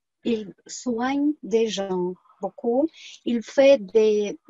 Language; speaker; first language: French; non-native, fluent; Tuvinian